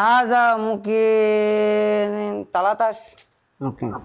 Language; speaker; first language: Arabic; non-native, learner; Bangla